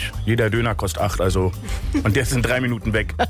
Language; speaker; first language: German; native; German